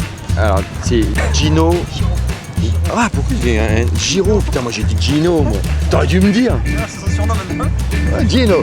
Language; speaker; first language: French; native; French